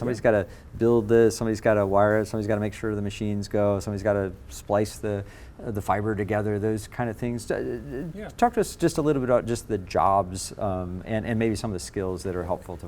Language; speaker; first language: English; native; English